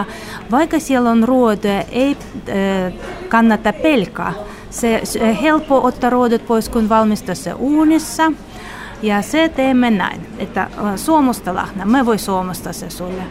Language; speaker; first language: Finnish; non-native, learner; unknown